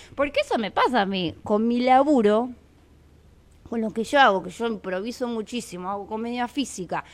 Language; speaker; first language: Spanish; native; Spanish